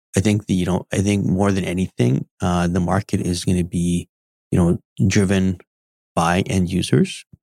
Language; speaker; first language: English; early bilingual, other home language; Arabic